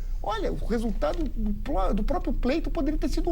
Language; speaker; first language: Portuguese; native; Portuguese